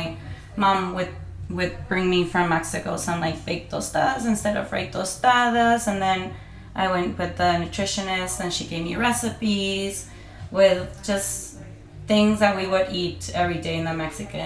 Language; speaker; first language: English; non-native, fluent; Spanish